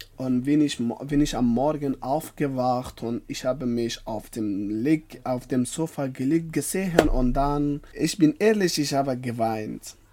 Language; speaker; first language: German; non-native, learner; Persian